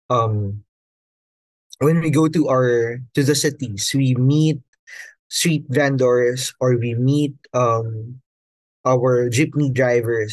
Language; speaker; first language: English; non-native, local second language; Filipino